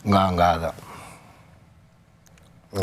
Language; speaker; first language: Indonesian; non-native, local second language; Spanish